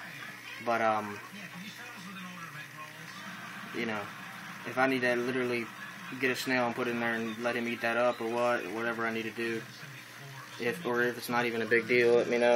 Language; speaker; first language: English; native; English